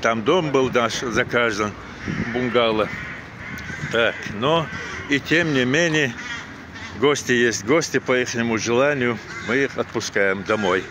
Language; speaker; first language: Russian; non-native, local second language; Chechen